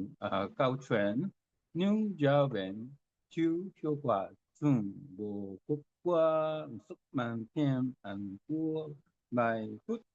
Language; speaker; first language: Vietnamese; non-native, learner; Korean